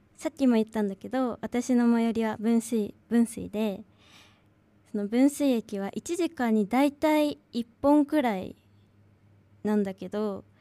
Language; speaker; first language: Japanese; native; Japanese